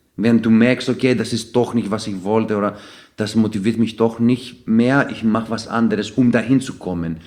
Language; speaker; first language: German; non-native, fluent; Greek